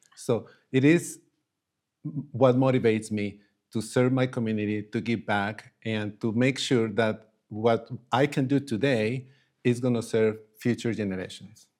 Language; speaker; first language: English; non-native, fluent; Spanish